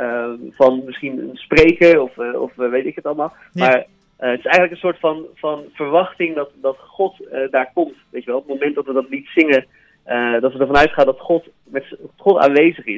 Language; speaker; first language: Dutch; native; Dutch